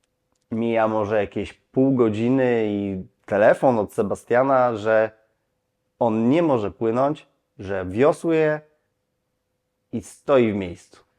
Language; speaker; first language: Polish; native; Polish